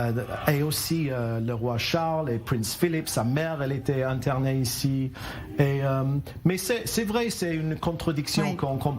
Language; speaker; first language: French; non-native, learner; English